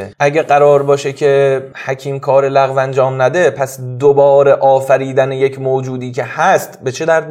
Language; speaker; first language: Persian; native; Persian